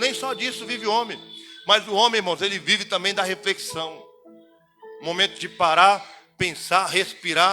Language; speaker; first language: Portuguese; native; Portuguese